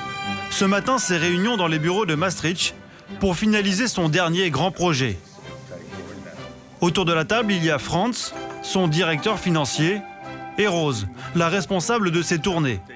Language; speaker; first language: French; native; French